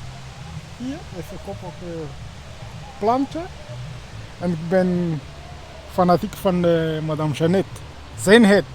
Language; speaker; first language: Dutch; non-native, learner; Kinyarwanda